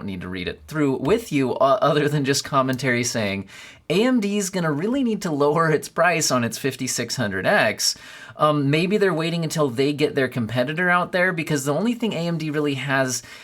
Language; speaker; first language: English; native; English